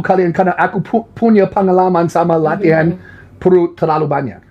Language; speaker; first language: Indonesian; non-native, learner; English